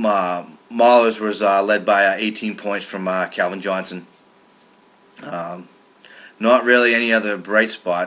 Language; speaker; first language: English; native; English